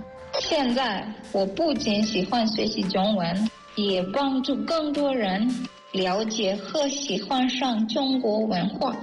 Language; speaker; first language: Chinese; non-native, learner; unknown